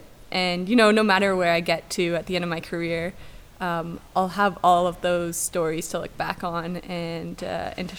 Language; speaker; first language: English; native; English